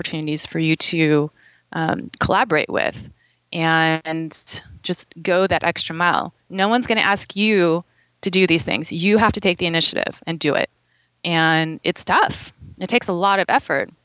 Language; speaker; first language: English; native; English